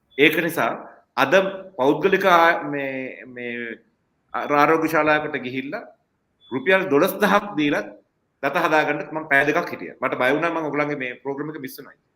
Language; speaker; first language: Sinhala; non-native, local second language; Tamil